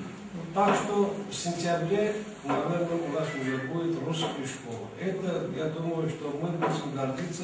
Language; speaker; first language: Russian; non-native, local second language; Armenian